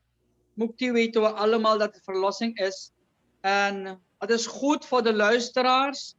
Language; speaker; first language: Dutch; non-native, local second language; Caribbean Hindustani